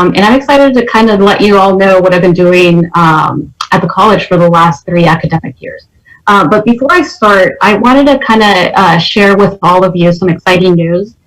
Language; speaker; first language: English; native; English